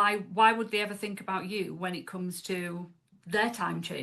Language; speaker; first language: English; native; English